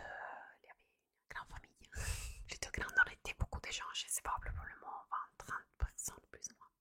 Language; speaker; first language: French; non-native, fluent; Italian